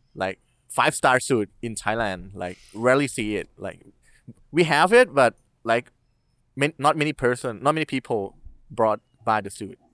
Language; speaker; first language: English; non-native, learner; Thai